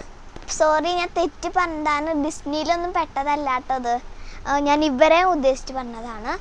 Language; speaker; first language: Malayalam; native; Malayalam